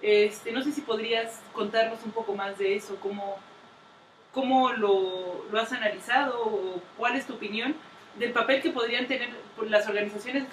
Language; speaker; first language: Spanish; native; Spanish